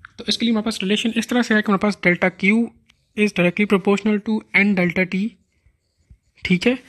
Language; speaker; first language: Urdu; non-native, local second language; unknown